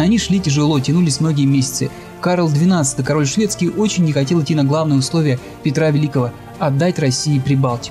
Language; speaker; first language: Russian; native; Russian